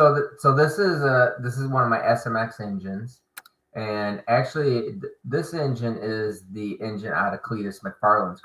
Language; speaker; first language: English; native; English